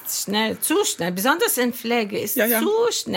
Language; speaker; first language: German; non-native, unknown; Arabic